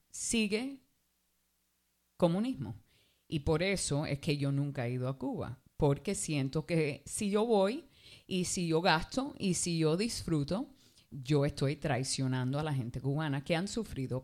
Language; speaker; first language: Spanish; early bilingual, heritage; Spanish